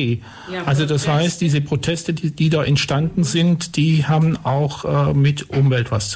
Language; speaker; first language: German; native; German